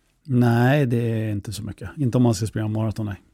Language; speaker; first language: Swedish; native; Swedish